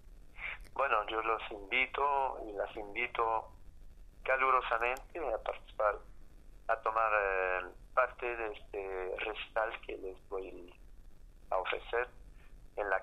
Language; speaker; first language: Spanish; non-native, fluent; French